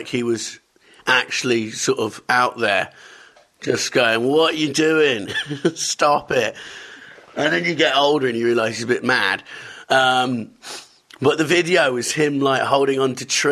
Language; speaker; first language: English; native; English